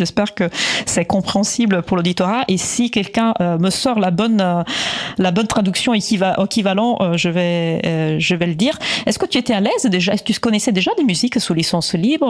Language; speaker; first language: French; native; French